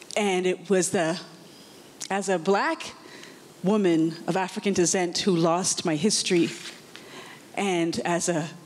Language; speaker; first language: English; native; English